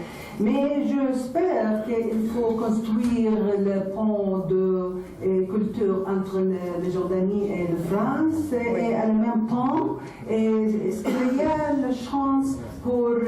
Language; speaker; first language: French; non-native, learner; Arabic